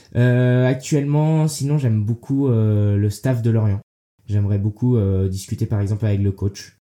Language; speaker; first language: French; early bilingual, heritage; French